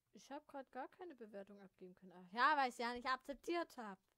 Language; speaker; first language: German; native; German